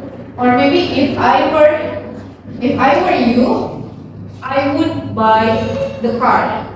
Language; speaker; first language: English; non-native, fluent; Indonesian